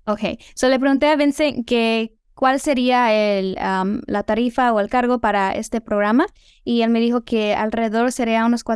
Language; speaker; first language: Spanish; early bilingual, heritage; Spanish